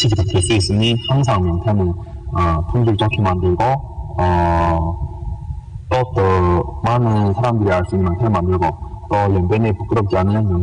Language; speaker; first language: Korean; early bilingual, heritage; Korean